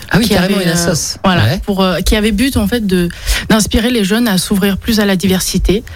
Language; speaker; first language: French; early bilingual, other home language; Chinese